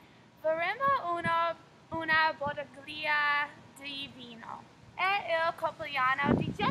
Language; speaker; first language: Italian; non-native, learner; English